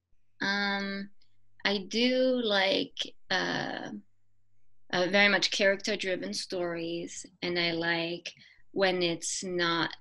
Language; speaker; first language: English; non-native, fluent; French